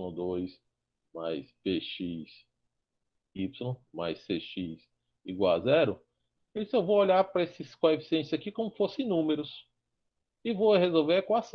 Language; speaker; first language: Portuguese; native; Portuguese